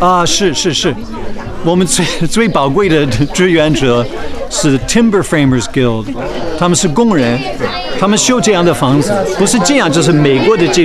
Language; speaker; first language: Chinese; non-native, fluent; English